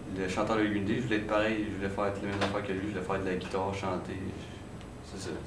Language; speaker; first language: French; native; French